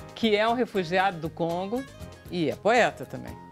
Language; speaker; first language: Portuguese; native; Portuguese